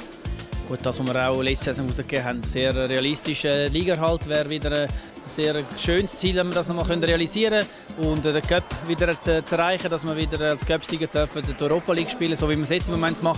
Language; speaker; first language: German; native; German